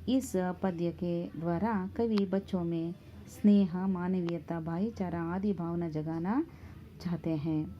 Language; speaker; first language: Hindi; non-native, local second language; Kannada